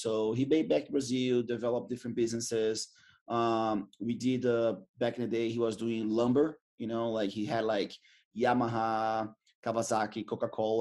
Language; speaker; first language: English; non-native, fluent; Portuguese